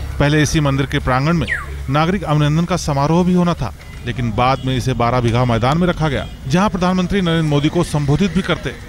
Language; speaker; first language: Hindi; native; Hindi